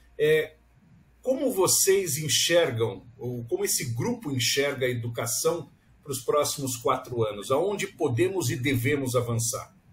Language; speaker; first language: Portuguese; native; Portuguese